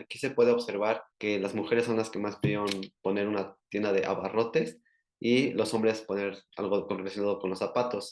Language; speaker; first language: Spanish; native; Spanish